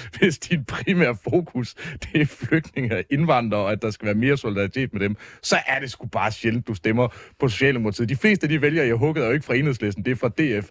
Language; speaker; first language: Danish; native; Danish